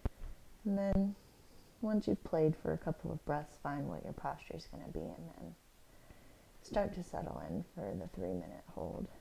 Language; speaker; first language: English; native; English